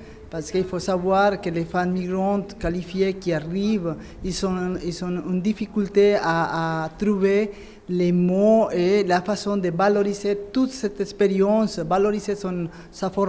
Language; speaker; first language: French; non-native, fluent; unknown